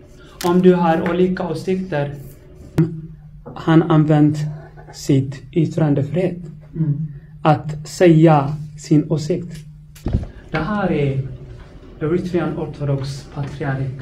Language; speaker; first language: Swedish; non-native, fluent; Tigrinya